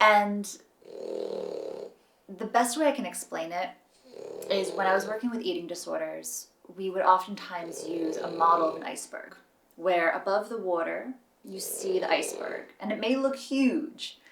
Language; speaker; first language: English; native; English